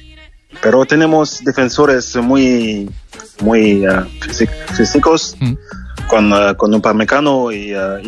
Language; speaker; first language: Spanish; non-native, learner; French